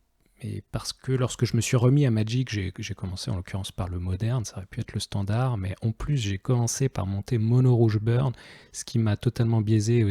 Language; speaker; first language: French; native; French